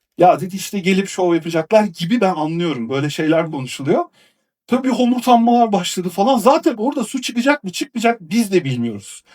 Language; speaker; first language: Turkish; native; Turkish